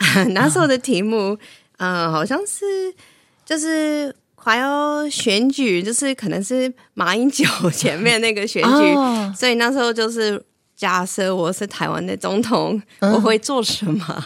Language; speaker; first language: Chinese; non-native, fluent; English